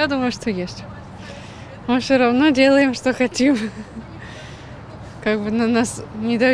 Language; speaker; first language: Russian; native; Russian